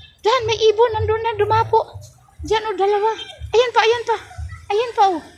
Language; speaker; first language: Filipino; native; Filipino